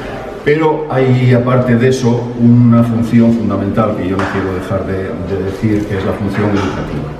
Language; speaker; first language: Spanish; native; Spanish